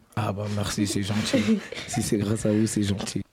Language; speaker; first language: French; native; French